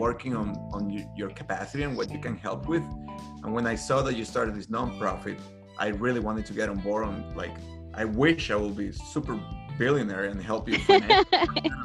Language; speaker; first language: English; non-native, fluent; Spanish